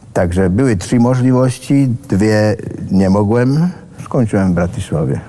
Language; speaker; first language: Polish; native; Polish